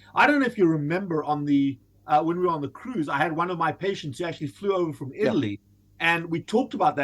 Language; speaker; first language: English; native; English